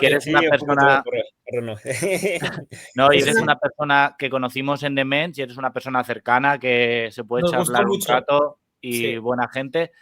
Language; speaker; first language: Spanish; native; Spanish